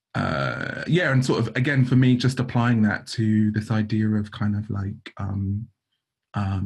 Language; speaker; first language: English; native; English